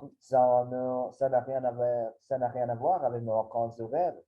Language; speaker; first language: French; non-native, learner; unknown